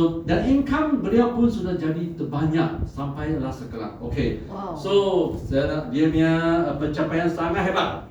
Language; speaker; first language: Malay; non-native, local second language; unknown